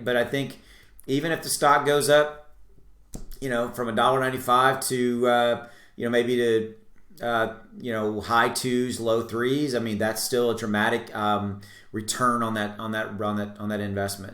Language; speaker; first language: English; native; English